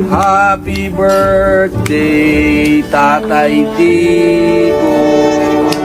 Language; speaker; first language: Filipino; non-native, local second language; Iloko